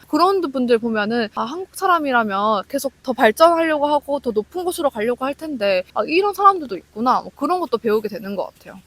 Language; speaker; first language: Korean; native; Korean